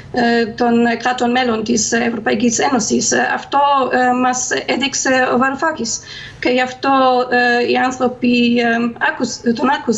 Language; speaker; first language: Greek; non-native, fluent; German